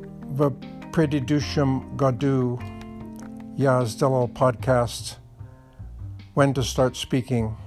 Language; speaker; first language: Russian; non-native, learner; English